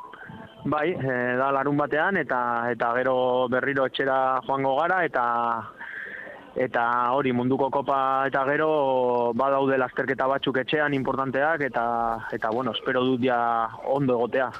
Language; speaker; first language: Basque; non-native, local second language; Spanish